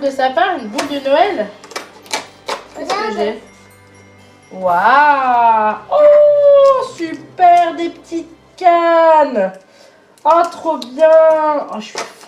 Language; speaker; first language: French; native; French